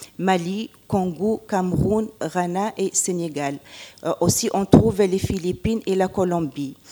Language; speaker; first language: French; non-native, local second language; Arabic